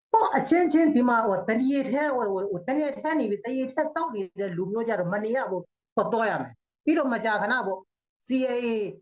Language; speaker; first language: Burmese; non-native, local second language; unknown